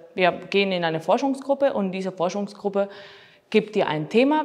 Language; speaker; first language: German; non-native, fluent; Spanish